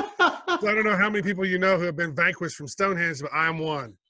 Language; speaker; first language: English; native; English